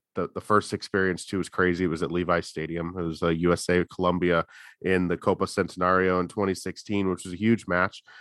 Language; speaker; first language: English; native; English